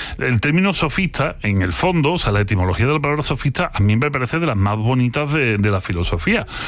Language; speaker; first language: Spanish; native; Spanish